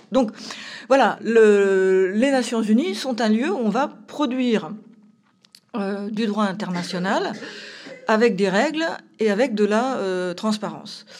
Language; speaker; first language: French; native; French